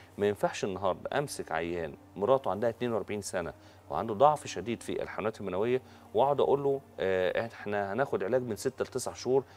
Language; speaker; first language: Egyptian Arabic; native; Egyptian Arabic